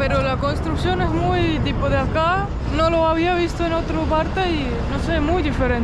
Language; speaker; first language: Spanish; native; Spanish